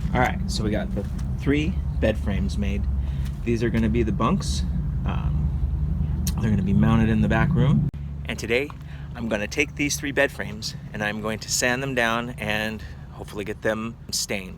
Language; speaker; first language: English; native; English